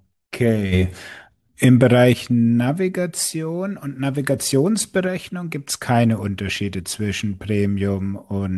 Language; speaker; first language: German; native; German